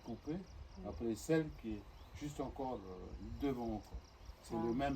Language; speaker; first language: French; non-native, local second language; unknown